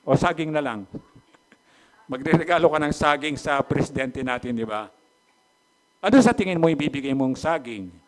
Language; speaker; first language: Filipino; native; Filipino